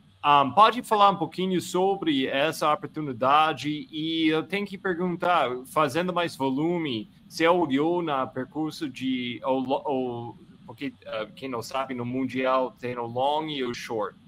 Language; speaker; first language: Portuguese; non-native, fluent; English